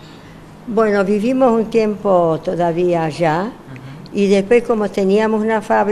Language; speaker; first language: Spanish; non-native, fluent; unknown